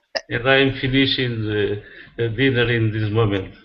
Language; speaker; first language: English; non-native, learner; Portuguese